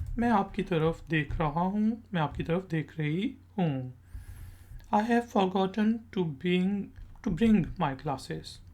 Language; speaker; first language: Urdu; native; Urdu